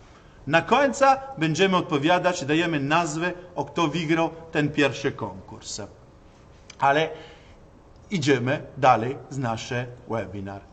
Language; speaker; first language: Polish; non-native, learner; Italian